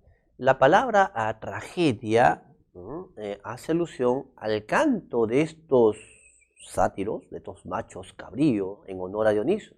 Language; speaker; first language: Spanish; native; Spanish